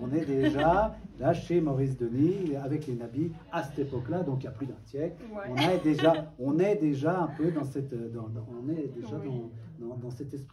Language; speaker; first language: French; native; French